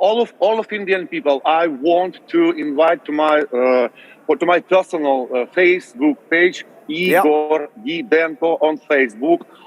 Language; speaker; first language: English; non-native, learner; Russian